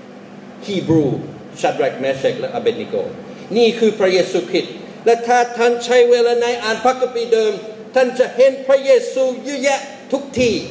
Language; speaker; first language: Thai; non-native, fluent; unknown